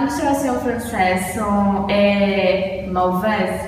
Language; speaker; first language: French; non-native, learner; Portuguese